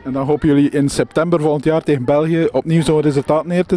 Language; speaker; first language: Dutch; native; Dutch